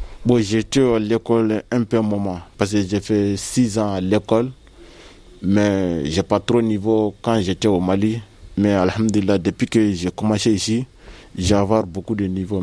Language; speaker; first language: French; non-native, learner; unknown